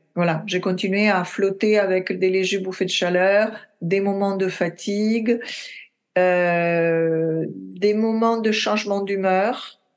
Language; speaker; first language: French; non-native, fluent; Italian